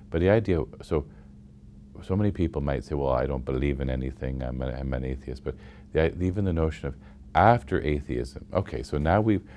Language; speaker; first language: English; native; English